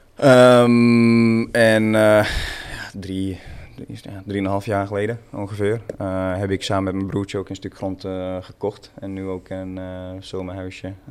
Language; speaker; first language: Dutch; non-native, fluent; Swedish